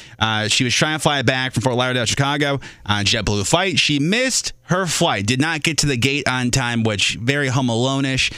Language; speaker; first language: English; native; English